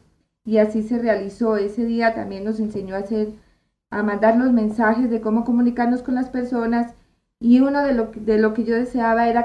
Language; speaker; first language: Spanish; native; Spanish